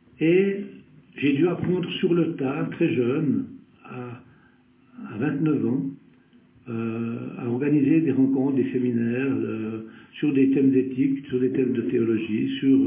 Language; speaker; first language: French; native; French